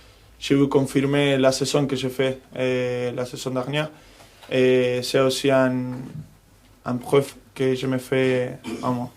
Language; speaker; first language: French; non-native, fluent; Spanish